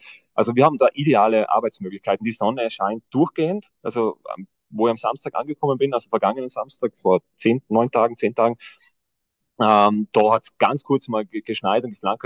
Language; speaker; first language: German; native; German